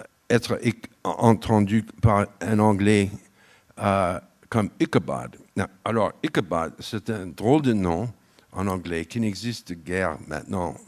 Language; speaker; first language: French; non-native, fluent; English